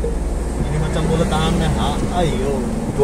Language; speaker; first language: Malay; non-native, learner; Bangla